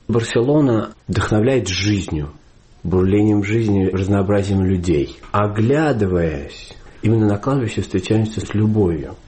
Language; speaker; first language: Russian; native; Russian